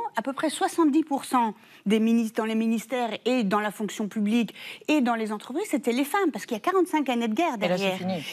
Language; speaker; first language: French; early bilingual, other home language; Persian